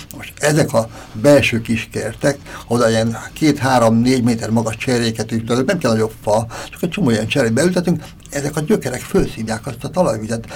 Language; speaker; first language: Hungarian; native; Hungarian